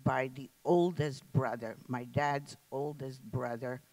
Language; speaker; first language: English; early bilingual, other home language; Lithuanian